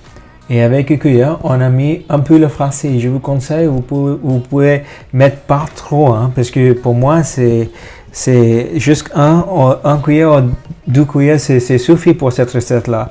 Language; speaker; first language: French; non-native, fluent; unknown